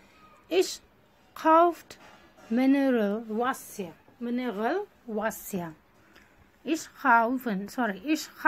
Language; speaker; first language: German; non-native, learner; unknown